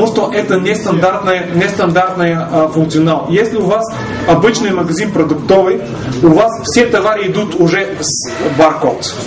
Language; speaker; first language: Russian; non-native, fluent; Bulgarian